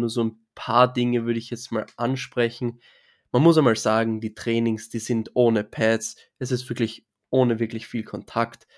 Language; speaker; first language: German; native; German